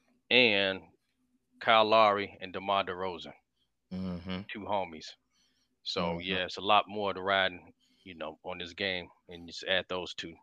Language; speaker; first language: English; native; English